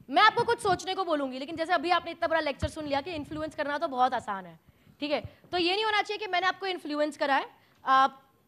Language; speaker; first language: Hindi; native; Hindi